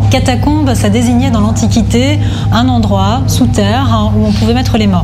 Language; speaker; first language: French; native; French